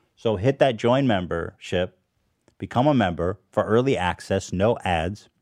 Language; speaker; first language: English; native; English